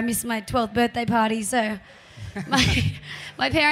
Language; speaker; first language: English; native; English